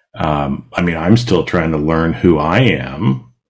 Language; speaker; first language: English; native; English